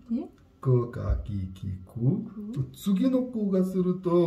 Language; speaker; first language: Japanese; non-native, learner; Hindi